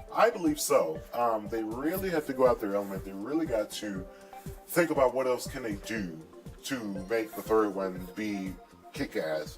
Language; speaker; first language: English; native; English